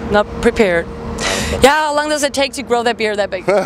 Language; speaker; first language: English; non-native, fluent; German